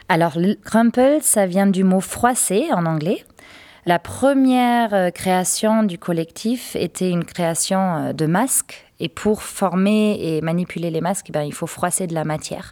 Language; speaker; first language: French; non-native, fluent; German